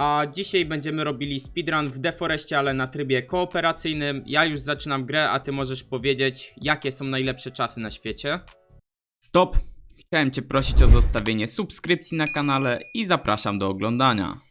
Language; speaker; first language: Polish; native; Polish